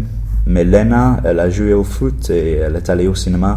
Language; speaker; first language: French; non-native, learner; English